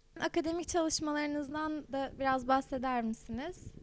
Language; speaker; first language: Turkish; native; Turkish